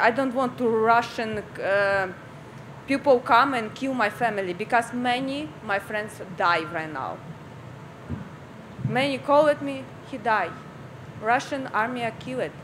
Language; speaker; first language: English; non-native, learner; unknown